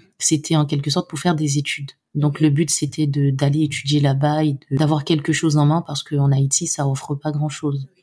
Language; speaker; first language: French; non-native, local second language; Haitian Creole